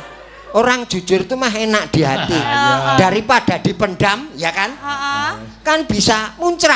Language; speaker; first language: Indonesian; non-native, local second language; Javanese